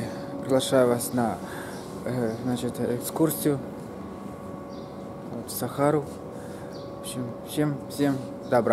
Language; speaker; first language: Russian; native; Russian